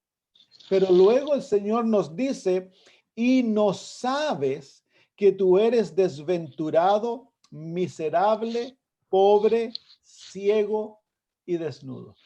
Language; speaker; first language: Spanish; native; Spanish